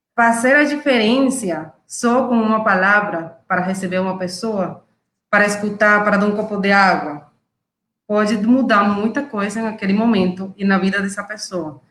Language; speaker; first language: Portuguese; non-native, fluent; Spanish